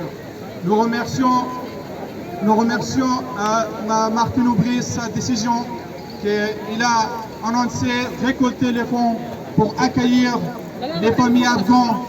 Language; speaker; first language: French; non-native, fluent; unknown